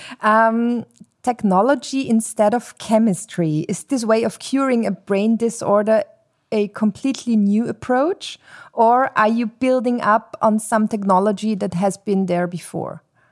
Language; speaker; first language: English; non-native, fluent; German